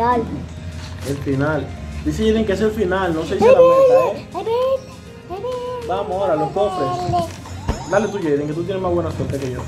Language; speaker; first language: Spanish; native; Spanish